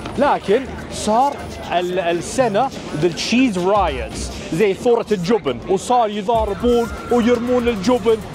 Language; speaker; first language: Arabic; non-native, fluent; English